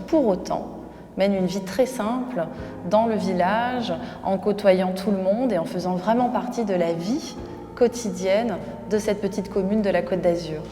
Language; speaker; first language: French; native; French